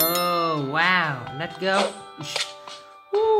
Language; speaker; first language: English; non-native, learner; Vietnamese